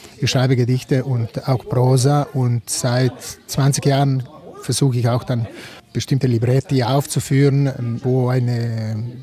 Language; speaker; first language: German; non-native, local second language; Ladin